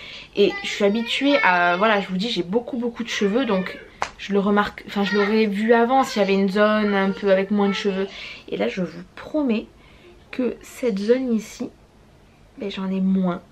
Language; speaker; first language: French; native; French